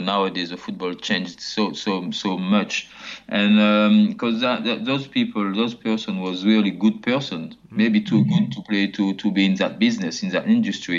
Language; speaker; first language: English; non-native, fluent; French